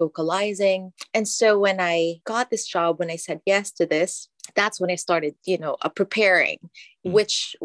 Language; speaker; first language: English; non-native, local second language; Filipino